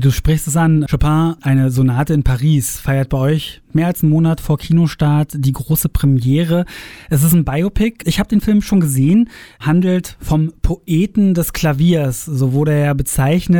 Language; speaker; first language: German; native; German